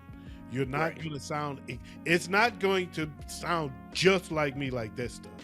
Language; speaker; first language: English; native; English